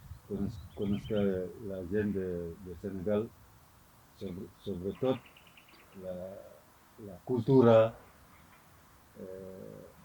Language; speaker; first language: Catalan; non-native, learner; Fula